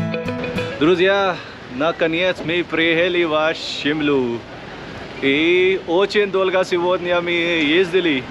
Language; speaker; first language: Russian; non-native, learner; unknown